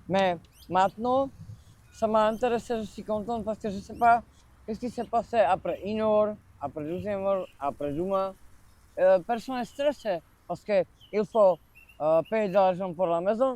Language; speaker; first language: French; non-native, learner; Slovak